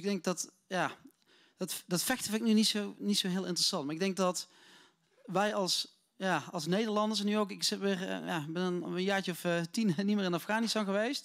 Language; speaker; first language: Dutch; native; Dutch